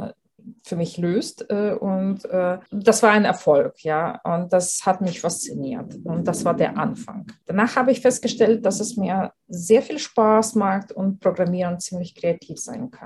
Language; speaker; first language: German; non-native, fluent; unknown